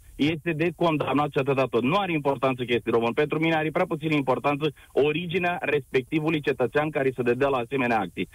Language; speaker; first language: Romanian; native; Romanian